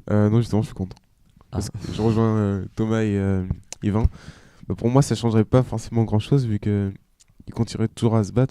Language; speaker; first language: French; native; French